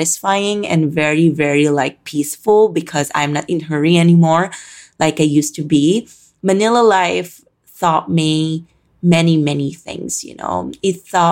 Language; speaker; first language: English; non-native, local second language; Filipino